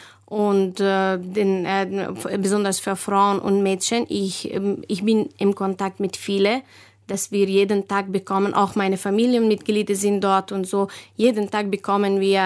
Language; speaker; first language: German; non-native, learner; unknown